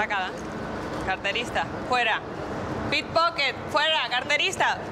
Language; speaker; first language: Spanish; native; Spanish